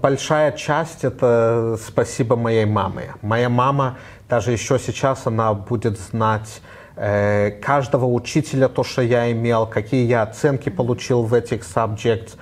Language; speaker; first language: Russian; early bilingual, heritage; Russian